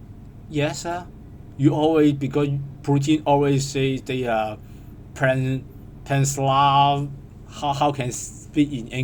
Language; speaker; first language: English; non-native, learner; Cantonese